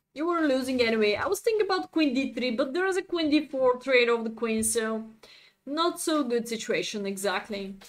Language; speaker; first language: English; non-native, fluent; Bulgarian